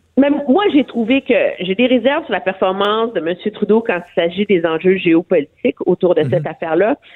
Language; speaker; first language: French; native; French